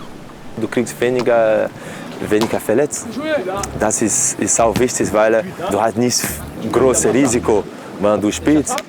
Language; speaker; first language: German; non-native, fluent; Portuguese